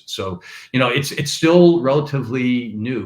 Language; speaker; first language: English; native; English